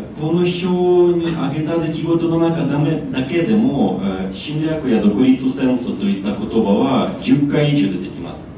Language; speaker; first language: Japanese; non-native, fluent; Ukrainian